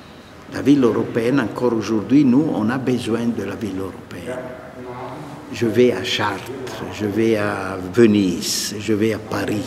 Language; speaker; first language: French; non-native, fluent; Italian